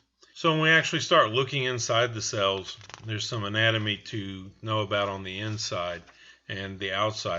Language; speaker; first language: English; native; English